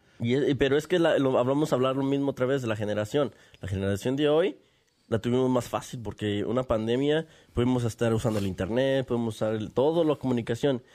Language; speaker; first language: Spanish; early bilingual, heritage; Spanish